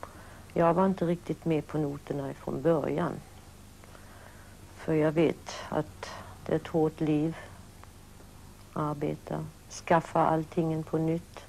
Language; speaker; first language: Swedish; early bilingual, other home language; German